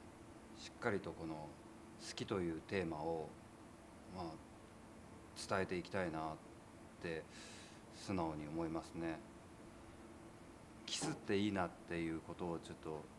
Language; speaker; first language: Japanese; native; Japanese